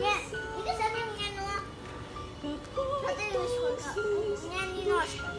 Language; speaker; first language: Russian; early bilingual, heritage; Russian